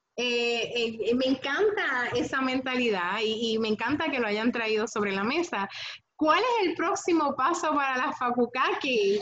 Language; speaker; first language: Spanish; non-native, fluent; Greek